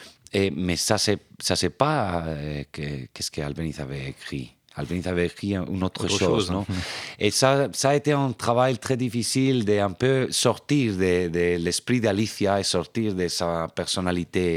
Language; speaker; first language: French; non-native, fluent; Spanish